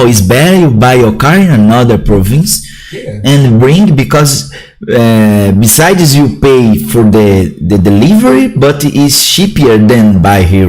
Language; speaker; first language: English; non-native, learner; Portuguese